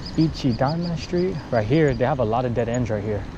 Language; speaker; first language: English; native; English